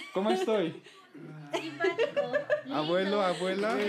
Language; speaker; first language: Spanish; non-native, learner; Korean